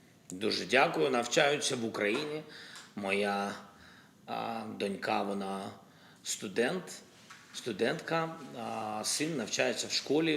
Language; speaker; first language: Ukrainian; non-native, local second language; Russian